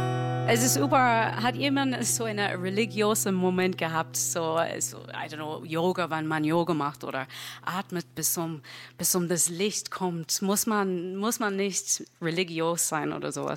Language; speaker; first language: German; non-native, learner; English